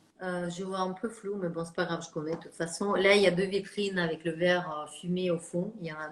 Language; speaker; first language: French; non-native, fluent; Russian